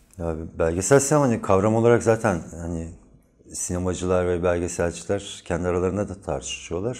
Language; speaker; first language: Turkish; native; Turkish